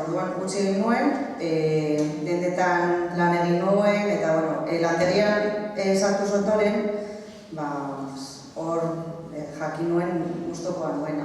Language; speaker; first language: Basque; non-native, local second language; Spanish